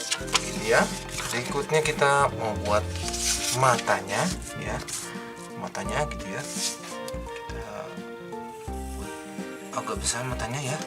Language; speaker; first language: Indonesian; native; Indonesian